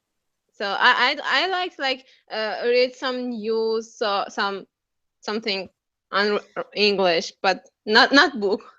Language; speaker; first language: English; non-native, learner; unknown